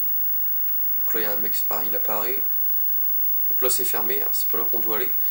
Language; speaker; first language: French; native; French